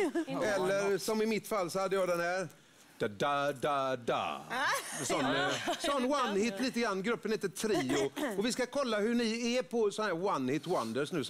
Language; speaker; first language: Swedish; native; Swedish